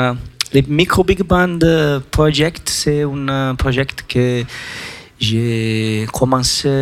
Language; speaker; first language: French; non-native, learner; Portuguese